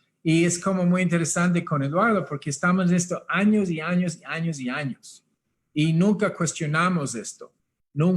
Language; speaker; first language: Spanish; early bilingual, heritage; English